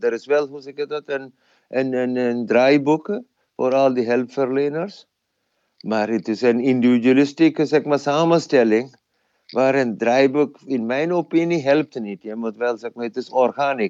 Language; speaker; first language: Dutch; non-native, fluent; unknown